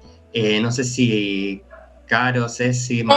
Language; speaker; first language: Portuguese; non-native, learner; Spanish